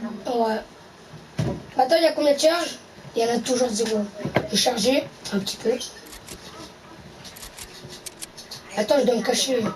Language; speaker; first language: French; native; French